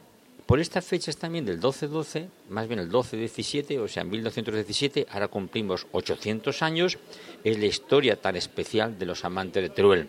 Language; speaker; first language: Spanish; native; Spanish